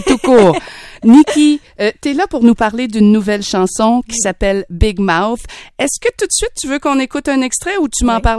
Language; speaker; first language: French; native; French